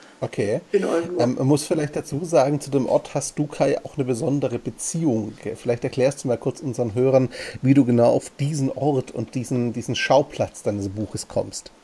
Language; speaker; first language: German; native; German